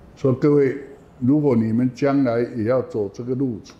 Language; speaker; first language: Chinese; native; Chinese